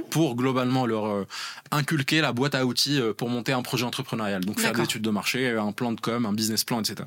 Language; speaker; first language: French; non-native, local second language; Arabic